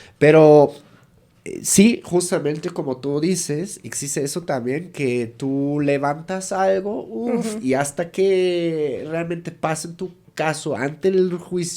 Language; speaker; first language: Spanish; native; Spanish